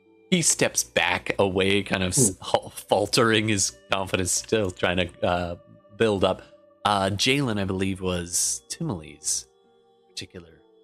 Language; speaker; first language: English; native; English